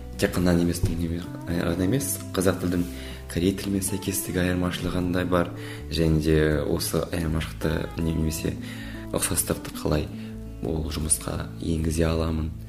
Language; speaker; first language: Kazakh; non-native, local second language; German